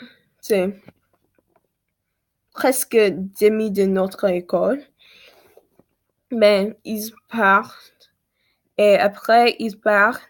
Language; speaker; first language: French; non-native, learner; English